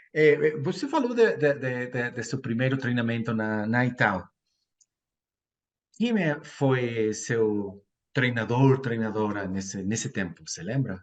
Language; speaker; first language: Portuguese; non-native, fluent; Spanish